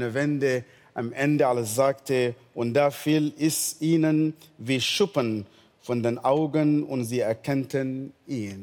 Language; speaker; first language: German; non-native, fluent; Arabic